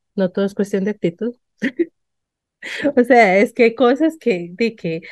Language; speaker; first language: Spanish; native; Spanish